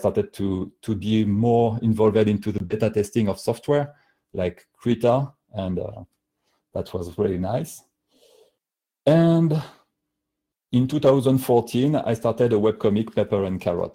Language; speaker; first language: English; non-native, fluent; French